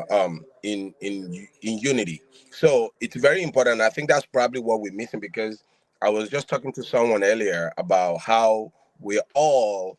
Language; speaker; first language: English; non-native, local second language; Yoruba